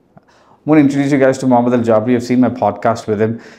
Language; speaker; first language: English; early bilingual, heritage; Arabic